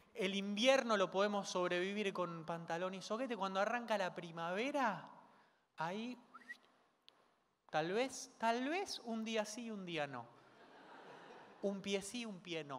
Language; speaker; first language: Spanish; native; Spanish